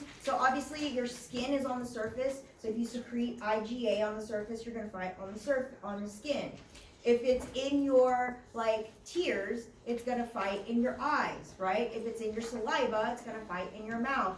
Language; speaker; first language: English; native; English